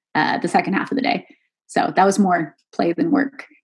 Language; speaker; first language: English; native; English